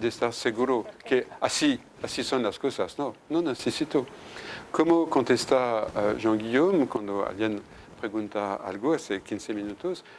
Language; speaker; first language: Spanish; non-native, fluent; French